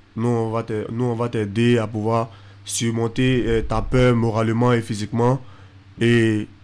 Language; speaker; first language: French; non-native, local second language; Fula